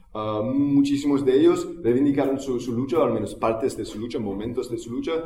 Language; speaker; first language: Spanish; non-native, fluent; English